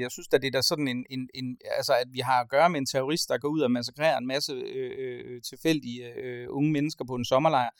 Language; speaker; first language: Danish; native; Danish